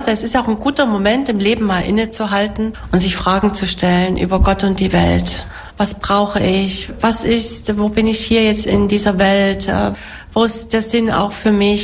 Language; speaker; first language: German; native; German